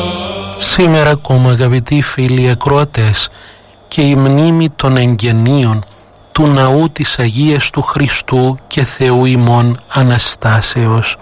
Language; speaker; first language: Greek; native; Greek